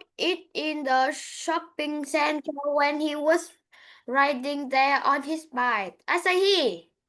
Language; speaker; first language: English; non-native, learner; Vietnamese